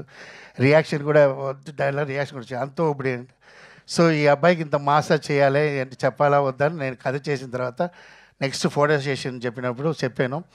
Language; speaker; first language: Telugu; non-native, fluent; Tamil